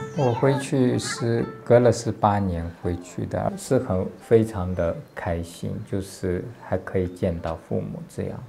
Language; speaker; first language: Chinese; non-native, local second language; Tibetan